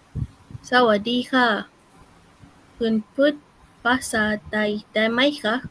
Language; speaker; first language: Thai; non-native, learner; Malay